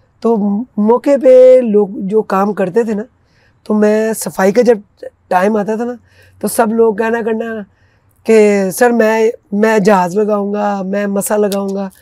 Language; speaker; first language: Urdu; non-native, local second language; Punjabi